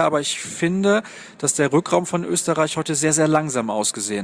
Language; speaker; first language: German; native; German